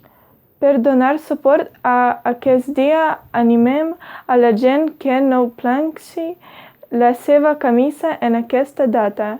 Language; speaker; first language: Catalan; non-native, learner; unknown